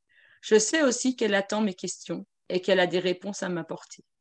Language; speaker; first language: French; native; French